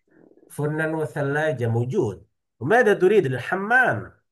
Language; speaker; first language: Arabic; non-native, fluent; Indonesian